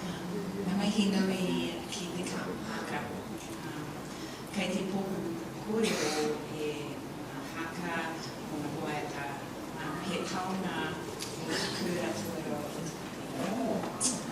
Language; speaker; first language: Māori; non-native, learner; English